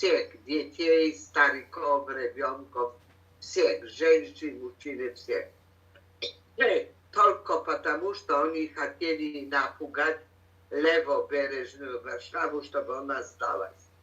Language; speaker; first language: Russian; non-native, learner; Polish